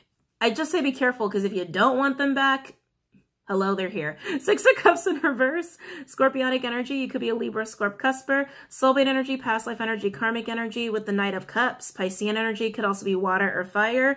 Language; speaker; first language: English; native; English